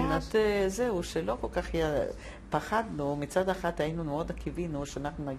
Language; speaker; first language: Hebrew; non-native, fluent; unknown